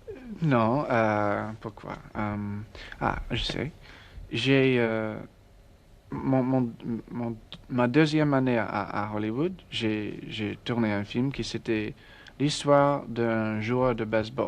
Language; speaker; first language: French; non-native, learner; English